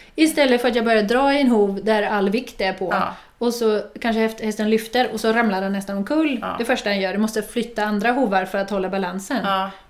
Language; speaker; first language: Swedish; non-native, fluent; Dutch